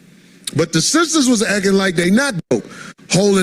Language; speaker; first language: English; native; English